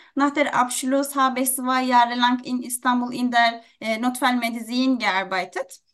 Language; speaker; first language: German; non-native, learner; Turkish